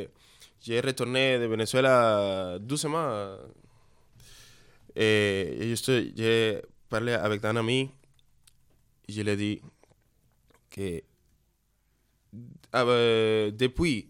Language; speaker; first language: French; non-native, learner; Spanish